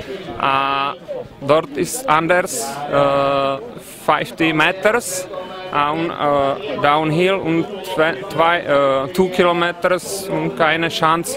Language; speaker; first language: German; non-native, learner; Czech